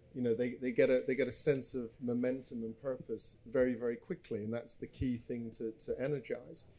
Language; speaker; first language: English; native; English